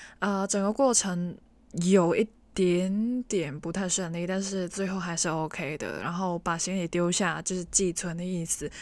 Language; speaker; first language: Chinese; non-native, local second language; Cantonese